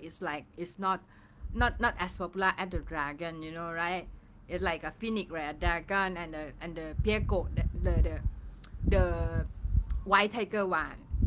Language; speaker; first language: English; non-native, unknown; Thai